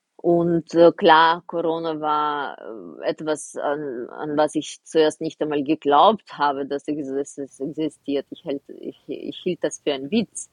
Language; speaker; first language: German; non-native, fluent; Russian